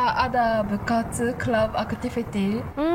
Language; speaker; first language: Indonesian; non-native, fluent; Japanese